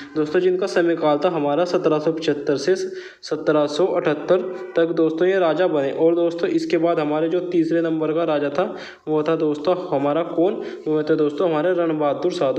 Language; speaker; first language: Hindi; native; Hindi